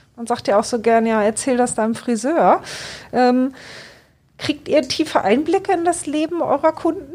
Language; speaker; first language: German; native; German